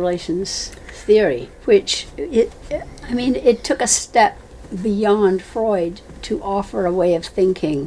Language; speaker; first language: English; native; English